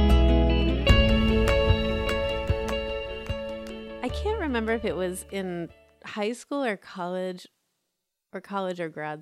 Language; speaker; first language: English; native; English